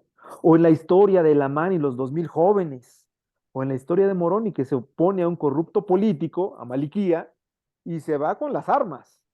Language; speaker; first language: Spanish; native; Spanish